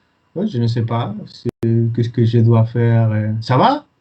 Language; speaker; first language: French; non-native, learner; Spanish